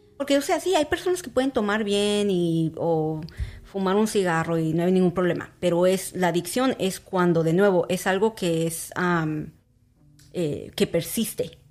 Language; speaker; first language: Spanish; early bilingual, heritage; Spanish